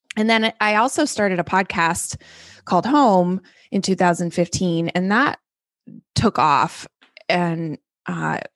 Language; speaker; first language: English; native; English